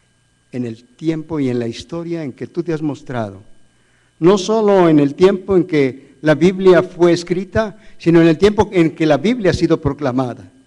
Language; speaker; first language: Spanish; native; Spanish